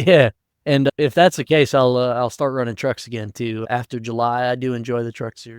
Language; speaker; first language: English; native; English